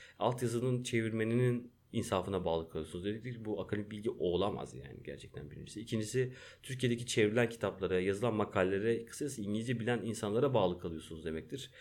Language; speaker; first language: Turkish; native; Turkish